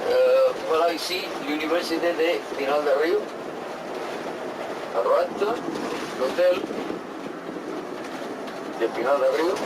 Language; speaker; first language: French; non-native, fluent; Spanish